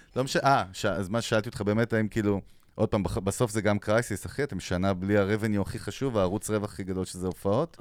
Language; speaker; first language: Hebrew; native; Hebrew